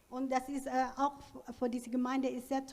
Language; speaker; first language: German; non-native, learner; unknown